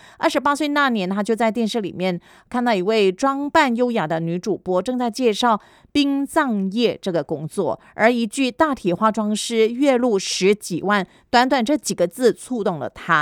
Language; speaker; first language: Chinese; native; Chinese